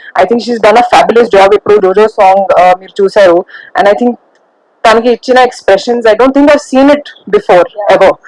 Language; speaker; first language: Telugu; non-native, local second language; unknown